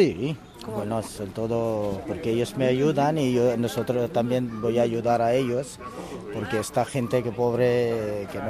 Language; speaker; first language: Spanish; non-native, learner; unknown